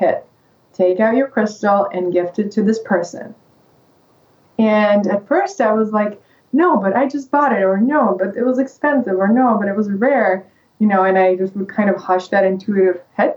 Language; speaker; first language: English; non-native, fluent; Russian